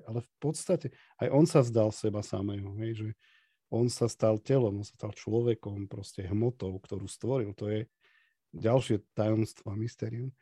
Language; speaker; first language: Slovak; native; Slovak